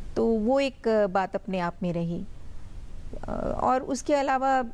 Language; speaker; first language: Hindi; native; Hindi